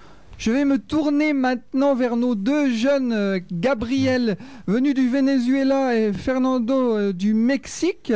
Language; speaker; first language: French; native; French